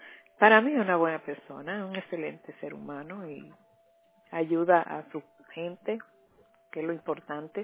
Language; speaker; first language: Spanish; native; Spanish